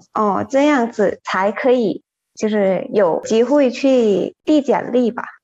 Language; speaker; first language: Chinese; non-native, fluent; Thai